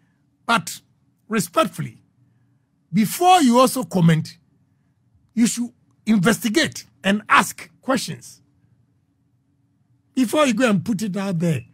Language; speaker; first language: English; non-native, local second language; Akan